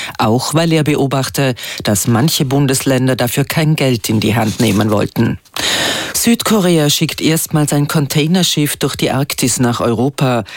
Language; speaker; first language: German; native; German